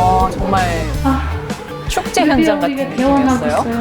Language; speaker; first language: Korean; native; Korean